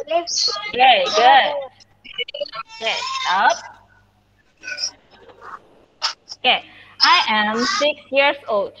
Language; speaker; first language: English; non-native, fluent; Indonesian